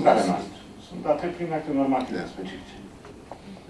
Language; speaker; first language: Romanian; native; Romanian